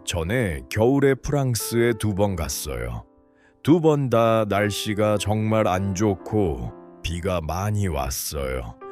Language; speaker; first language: Korean; non-native, learner; Uzbek